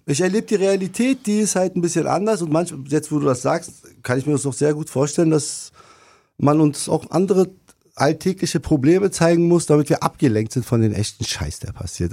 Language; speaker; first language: German; non-native, fluent; Turkish